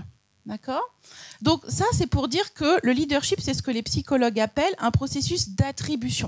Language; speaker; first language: French; native; French